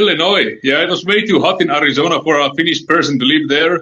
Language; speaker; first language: English; non-native, fluent; Finnish